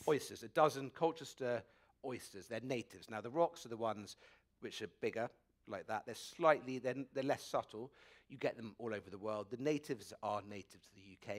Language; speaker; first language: English; native; English